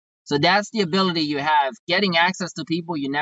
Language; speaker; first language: English; non-native, fluent; Haitian Creole